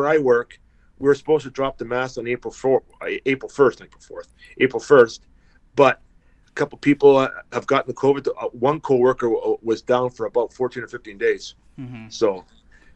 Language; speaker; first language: English; native; English